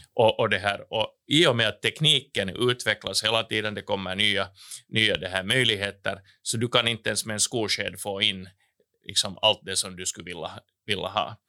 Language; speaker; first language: Swedish; native; Swedish